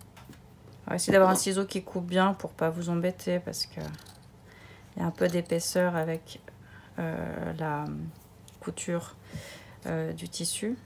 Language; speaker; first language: French; native; French